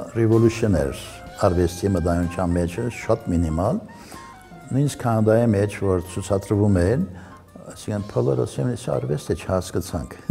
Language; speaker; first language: Armenian; early bilingual, heritage; Armenian